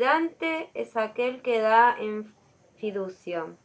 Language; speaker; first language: Spanish; native; Spanish